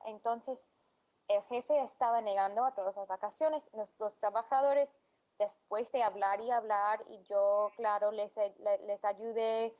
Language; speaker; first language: Spanish; non-native, fluent; English